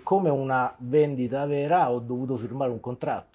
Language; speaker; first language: Italian; native; Italian